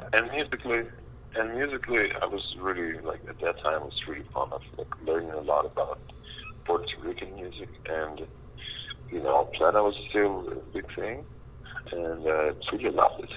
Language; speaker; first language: English; non-native, fluent; Ukrainian